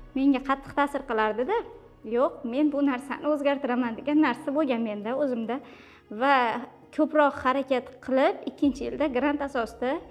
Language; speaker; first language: Uzbek; native; Uzbek